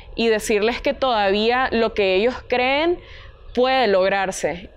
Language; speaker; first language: Spanish; native; Spanish